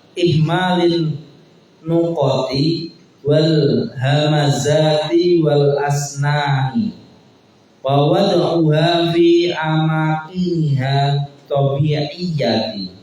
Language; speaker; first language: Arabic; non-native, fluent; Indonesian